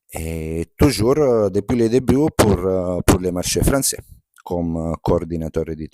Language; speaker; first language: French; non-native, fluent; Italian